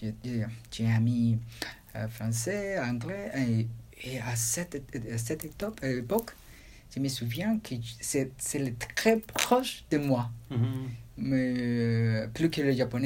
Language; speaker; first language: French; non-native, learner; Spanish